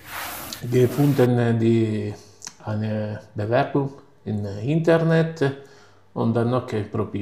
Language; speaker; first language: German; non-native, learner; Italian